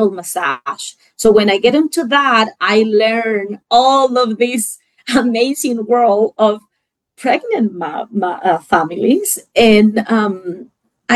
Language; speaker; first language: English; non-native, fluent; Spanish